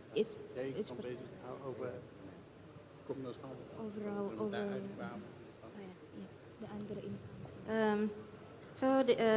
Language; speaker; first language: Dutch; non-native, learner; Indonesian